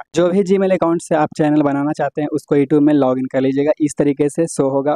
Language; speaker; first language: Hindi; native; Hindi